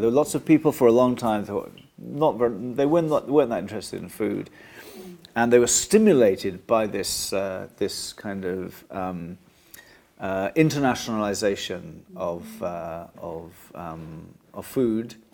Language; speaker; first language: English; native; English